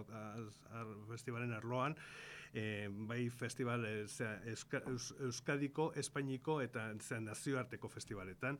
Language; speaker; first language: Basque; non-native, local second language; Spanish